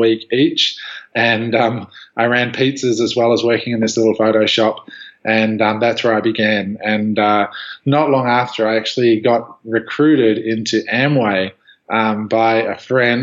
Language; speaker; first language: English; native; English